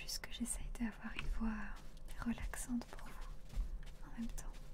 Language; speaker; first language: French; native; French